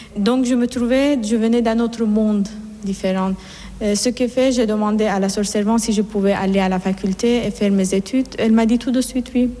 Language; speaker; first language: French; non-native, fluent; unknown